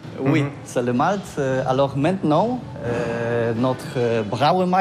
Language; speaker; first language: French; non-native, learner; Polish